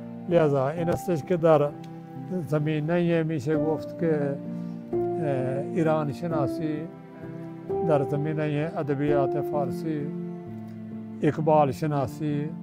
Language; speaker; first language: Persian; non-native, fluent; Urdu